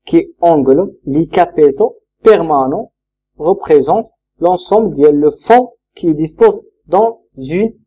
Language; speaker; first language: French; non-native, local second language; Arabic